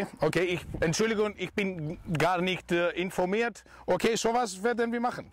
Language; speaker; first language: German; non-native, fluent; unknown